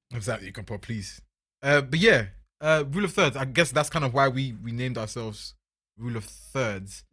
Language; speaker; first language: English; non-native, local second language; Akan